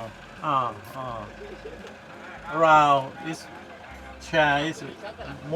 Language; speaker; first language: English; non-native, learner; Thai